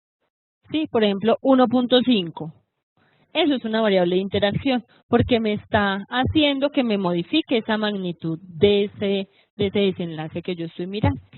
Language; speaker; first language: Spanish; native; Spanish